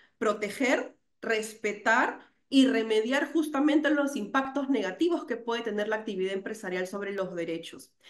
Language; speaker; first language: Spanish; native; Spanish